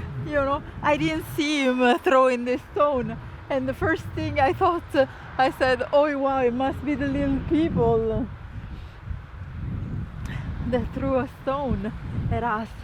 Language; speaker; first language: English; non-native, fluent; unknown